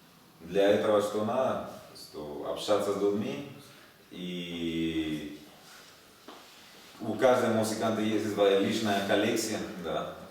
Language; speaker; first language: Russian; non-native, learner; Spanish